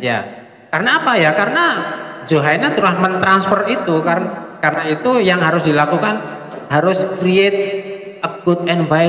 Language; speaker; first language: Indonesian; native; Indonesian